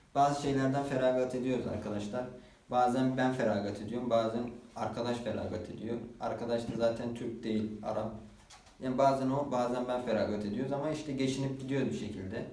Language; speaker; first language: Turkish; native; Turkish